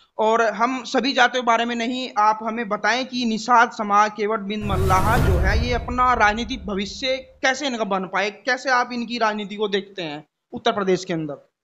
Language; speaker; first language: Hindi; native; Hindi